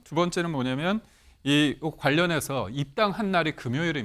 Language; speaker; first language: Korean; native; Korean